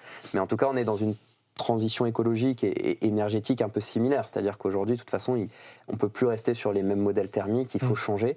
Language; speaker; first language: French; native; French